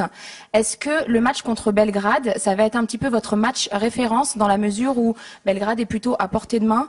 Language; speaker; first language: French; native; French